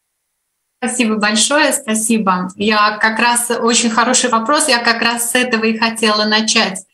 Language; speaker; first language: Russian; native; Russian